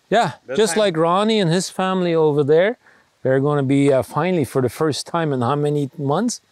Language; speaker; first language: English; native; English